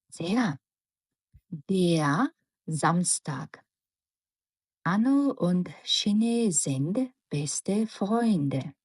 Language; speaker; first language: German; non-native, fluent; Mongolian